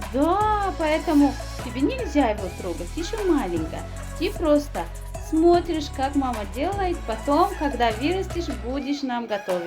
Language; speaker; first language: Russian; non-native, fluent; Tajik